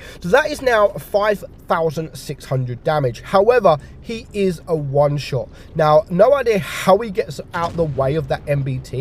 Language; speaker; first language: English; native; English